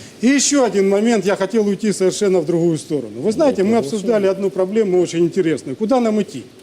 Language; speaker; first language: Russian; native; Russian